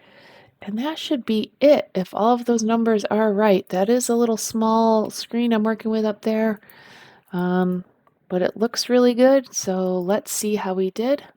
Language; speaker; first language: English; native; English